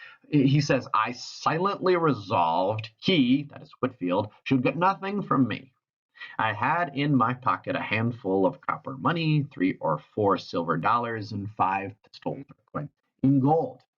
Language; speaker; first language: English; native; English